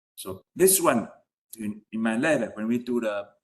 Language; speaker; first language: English; non-native, fluent; Chinese